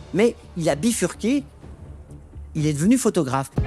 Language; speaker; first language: French; native; French